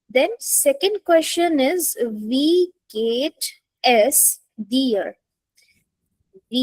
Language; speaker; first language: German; non-native, fluent; Hindi